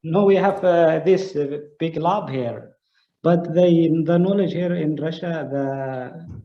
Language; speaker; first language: English; non-native, learner; Arabic